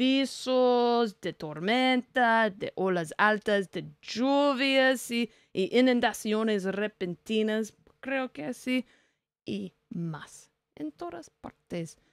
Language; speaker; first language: Spanish; non-native, learner; English